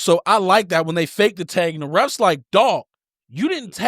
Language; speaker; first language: English; native; English